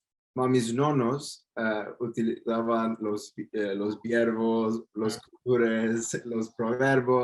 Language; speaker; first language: Spanish; non-native, fluent; Turkish